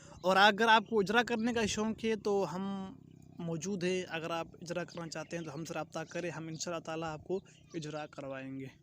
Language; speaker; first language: Urdu; non-native, local second language; Pashto